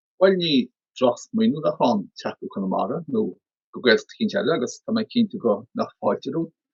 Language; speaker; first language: Irish; native; Irish